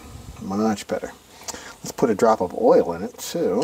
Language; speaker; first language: English; native; English